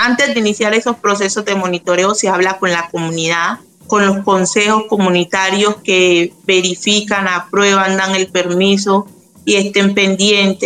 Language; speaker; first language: Spanish; native; Spanish